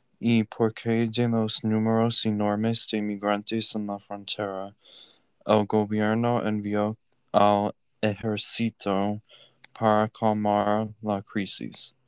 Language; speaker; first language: Spanish; non-native, learner; English